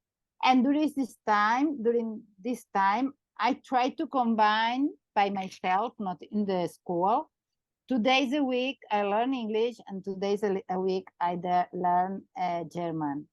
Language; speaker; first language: English; non-native, learner; Catalan